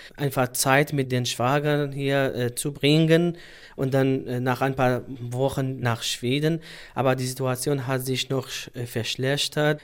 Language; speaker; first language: German; non-native, fluent; Arabic